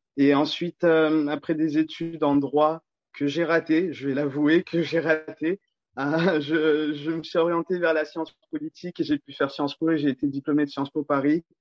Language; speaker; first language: French; native; French